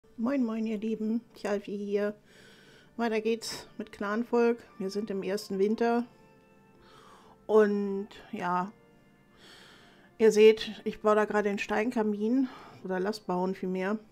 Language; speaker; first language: German; native; German